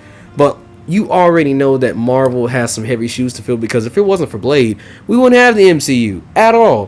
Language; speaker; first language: English; native; English